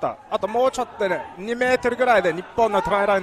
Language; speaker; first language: Japanese; non-native, learner; English